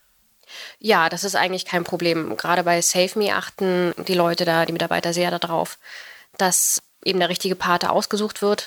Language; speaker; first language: German; native; German